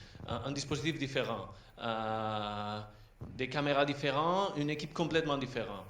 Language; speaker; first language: French; non-native, fluent; Catalan